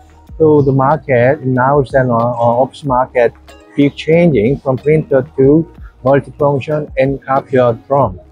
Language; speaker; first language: English; non-native, learner; Korean